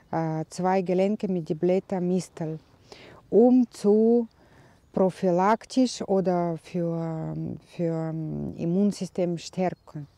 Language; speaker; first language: German; non-native, learner; Russian